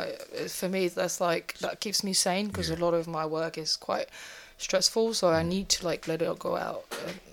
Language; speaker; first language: English; non-native, fluent; Bulgarian